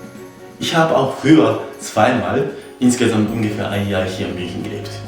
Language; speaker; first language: German; non-native, fluent; Japanese